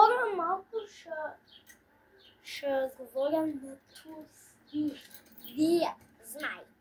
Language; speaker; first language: Bulgarian; non-native, local second language; Turkish